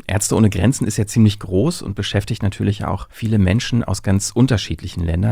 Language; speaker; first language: German; native; German